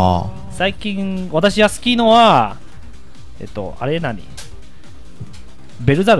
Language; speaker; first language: Japanese; non-native, learner; Chinese